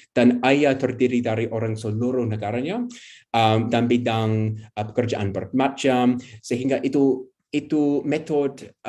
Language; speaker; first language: Indonesian; non-native, fluent; English